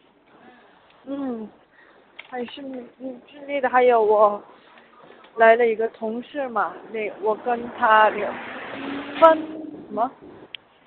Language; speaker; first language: Chinese; non-native, learner; Korean